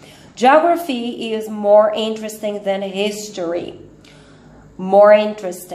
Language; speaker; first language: English; non-native, fluent; Portuguese